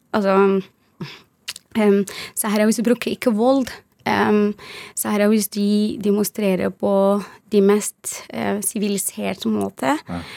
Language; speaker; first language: Norwegian; non-native, fluent; Arabic